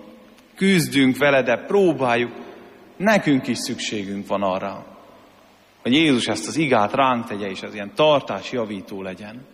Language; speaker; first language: Hungarian; native; Hungarian